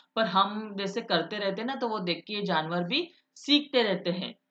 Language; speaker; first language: Hindi; non-native, local second language; Marathi